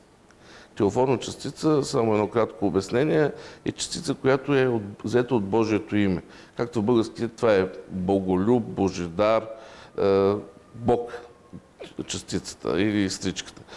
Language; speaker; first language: Bulgarian; native; Bulgarian